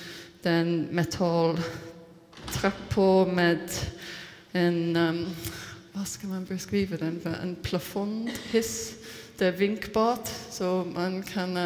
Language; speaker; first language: Swedish; non-native, fluent; English